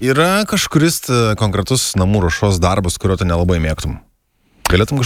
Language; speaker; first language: Lithuanian; native; Lithuanian